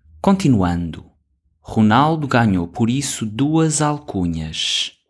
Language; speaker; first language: Portuguese; non-native, fluent; English